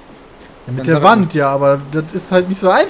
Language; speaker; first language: German; native; German